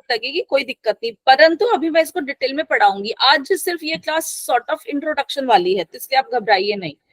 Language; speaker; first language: Hindi; native; Hindi